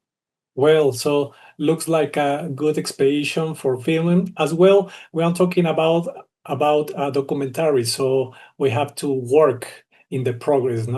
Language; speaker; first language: English; non-native, learner; Spanish